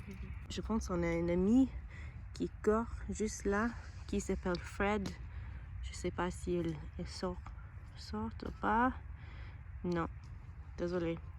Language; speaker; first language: French; non-native, learner; English